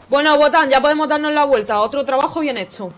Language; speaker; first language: Spanish; native; Spanish